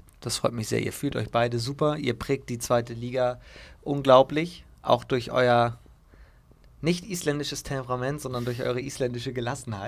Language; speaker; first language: German; native; German